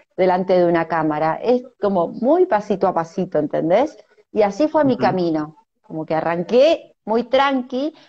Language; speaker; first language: Spanish; native; Spanish